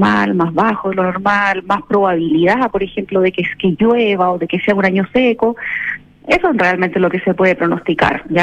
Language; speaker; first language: Spanish; native; Spanish